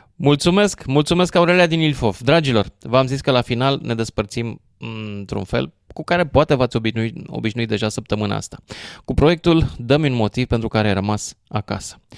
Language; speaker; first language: Romanian; native; Romanian